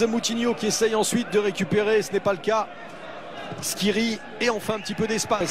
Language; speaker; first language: French; native; French